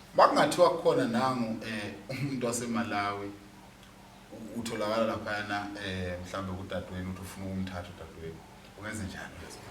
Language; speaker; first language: Zulu; native; Zulu